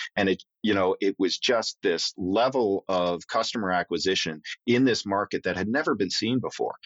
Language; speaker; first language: English; native; English